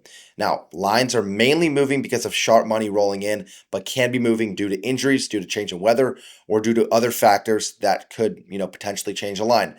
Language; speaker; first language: English; native; English